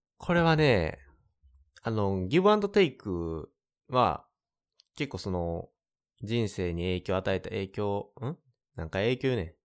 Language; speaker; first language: Japanese; native; Japanese